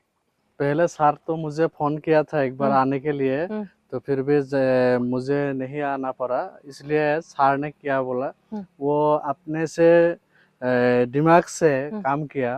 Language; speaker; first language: Hindi; non-native, local second language; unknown